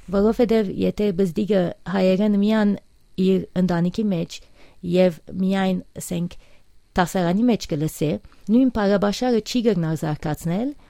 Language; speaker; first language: Armenian; early bilingual, heritage; Armenian